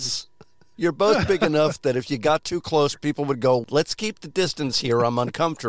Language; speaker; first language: English; native; English